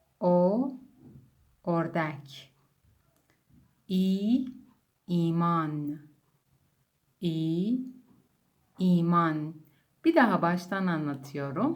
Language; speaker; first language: Turkish; non-native, fluent; Persian